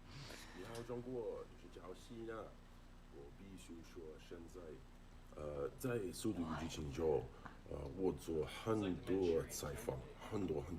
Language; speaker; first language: Chinese; non-native, learner; English